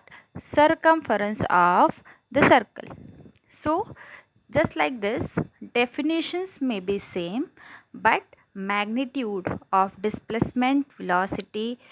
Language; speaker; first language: English; non-native, local second language; Marathi